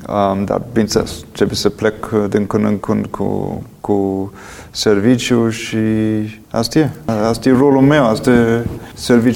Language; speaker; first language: Romanian; non-native, fluent; English